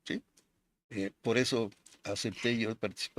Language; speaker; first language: Spanish; native; Spanish